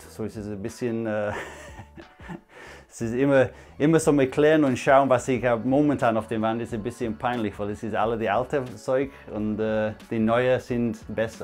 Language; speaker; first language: German; non-native, fluent; English